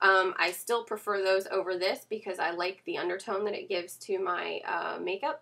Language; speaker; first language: English; native; English